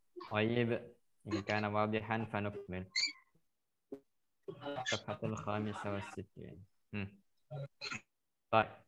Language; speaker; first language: Arabic; non-native, fluent; Indonesian